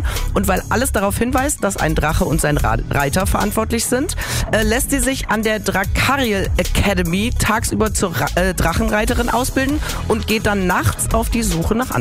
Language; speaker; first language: German; native; German